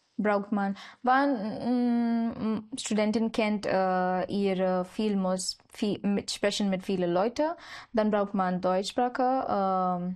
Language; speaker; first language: German; non-native, learner; Marathi